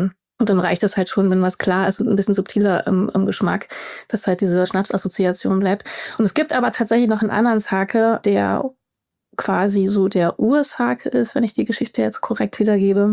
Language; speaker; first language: German; native; German